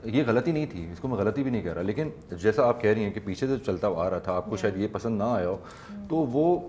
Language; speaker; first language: Urdu; native; Urdu